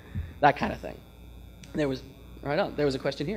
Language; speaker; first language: English; native; English